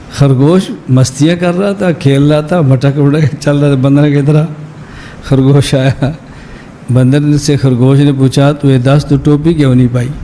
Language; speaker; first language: Urdu; non-native, local second language; Punjabi